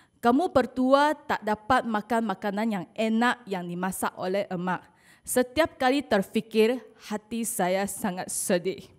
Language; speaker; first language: Malay; non-native, local second language; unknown